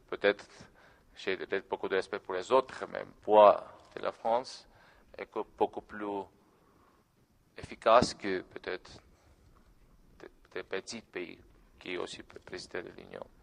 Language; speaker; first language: French; non-native, learner; Georgian